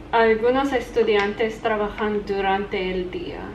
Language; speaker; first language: Spanish; non-native, learner; Afrikaans